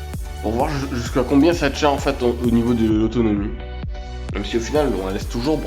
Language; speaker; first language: French; native; French